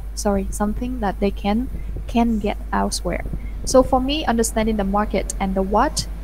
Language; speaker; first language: English; non-native, fluent; Vietnamese